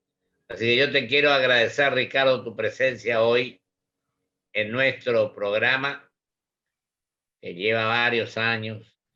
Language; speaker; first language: Spanish; native; Spanish